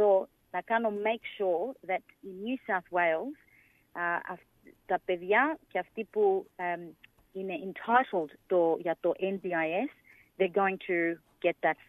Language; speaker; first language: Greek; early bilingual, heritage; English